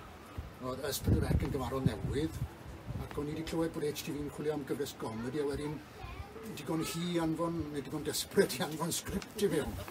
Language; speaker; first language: Welsh; native; Welsh